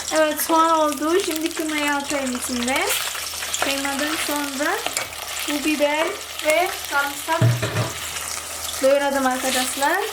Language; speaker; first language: Turkish; non-native, learner; Indonesian